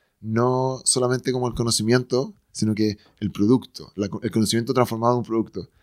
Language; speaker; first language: Spanish; native; Spanish